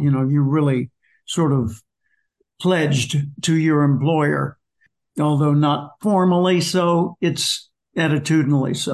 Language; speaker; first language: English; native; English